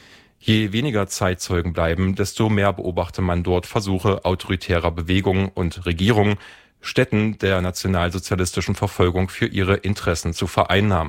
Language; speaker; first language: German; native; German